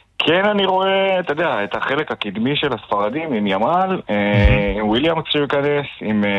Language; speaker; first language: Hebrew; native; Hebrew